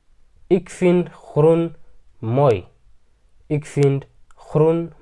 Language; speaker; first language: Dutch; non-native, learner; Tigrinya